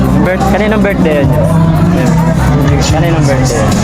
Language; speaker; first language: Filipino; native; Filipino